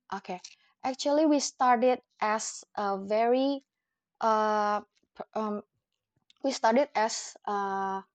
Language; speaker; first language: English; non-native, fluent; Indonesian